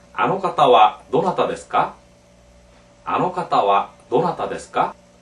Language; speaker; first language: Japanese; non-native, fluent; Korean